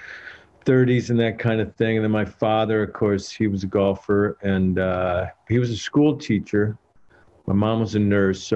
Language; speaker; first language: English; native; English